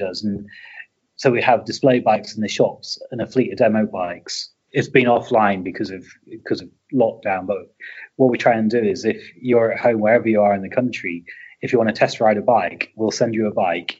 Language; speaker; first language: English; native; English